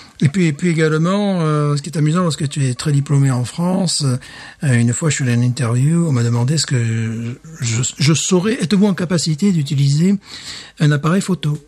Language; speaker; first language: French; native; French